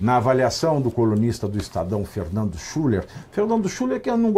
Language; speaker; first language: Portuguese; native; Portuguese